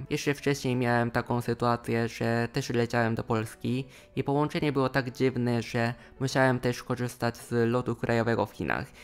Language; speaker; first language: Polish; non-native, fluent; Japanese